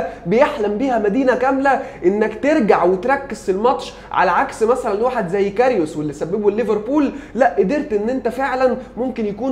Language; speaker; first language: Arabic; native; Arabic